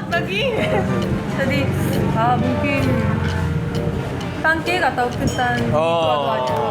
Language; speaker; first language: Indonesian; non-native, fluent; Korean